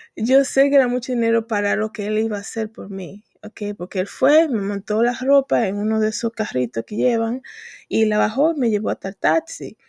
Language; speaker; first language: Spanish; native; Spanish